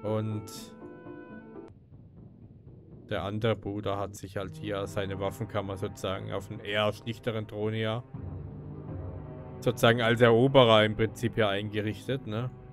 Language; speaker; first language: German; native; German